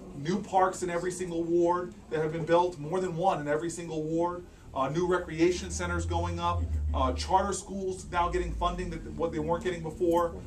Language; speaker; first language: English; native; English